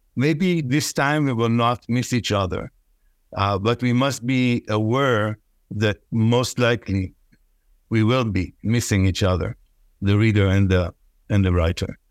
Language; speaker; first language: English; non-native, fluent; Hebrew